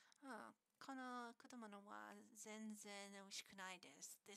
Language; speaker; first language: Japanese; non-native, learner; English